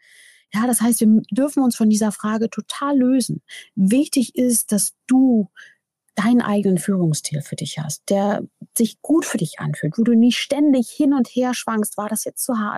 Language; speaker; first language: German; native; German